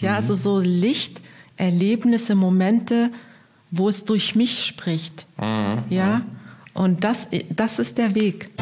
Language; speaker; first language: German; non-native, fluent; Arabic